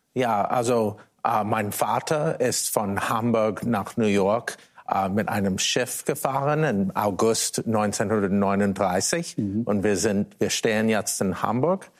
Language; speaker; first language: German; non-native, fluent; English